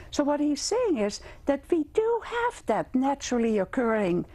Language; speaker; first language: English; non-native, fluent; Dutch